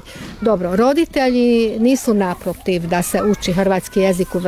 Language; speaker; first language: Croatian; native; Croatian